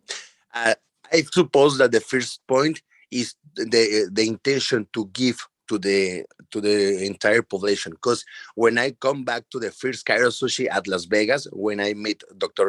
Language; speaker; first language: English; non-native, learner; Spanish